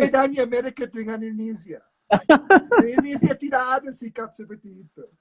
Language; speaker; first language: Indonesian; non-native, fluent; English